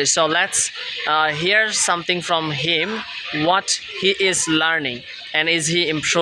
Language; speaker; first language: English; non-native, fluent; Bangla